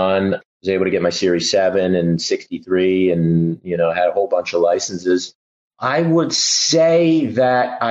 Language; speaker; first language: English; native; English